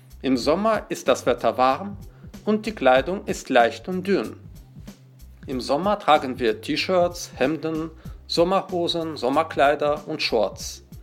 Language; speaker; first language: German; non-native, fluent; Russian